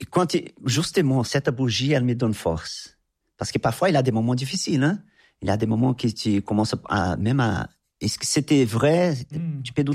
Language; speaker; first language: French; non-native, fluent; Portuguese